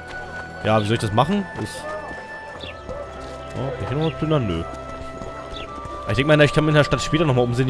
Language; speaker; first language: German; native; German